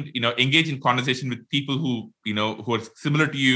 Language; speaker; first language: English; non-native, local second language; Tamil